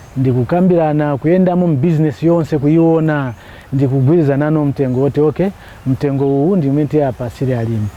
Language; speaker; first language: Nyanja; non-native, local second language; Tumbuka